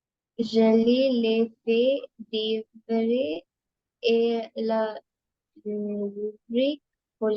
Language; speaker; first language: French; non-native, learner; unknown